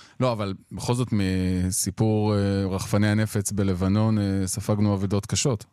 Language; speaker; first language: Hebrew; native; Hebrew